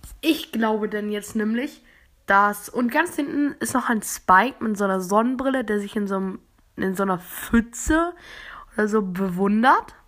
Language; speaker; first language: German; native; German